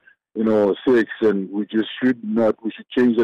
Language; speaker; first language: English; non-native, local second language; Shona